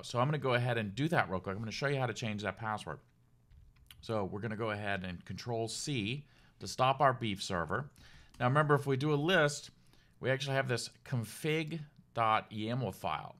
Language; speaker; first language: English; native; English